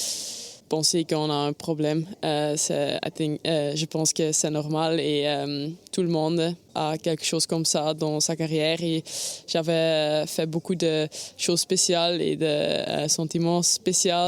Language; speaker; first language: French; non-native, learner; Dutch